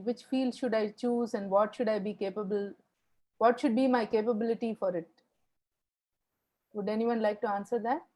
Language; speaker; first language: English; non-native, local second language; Tamil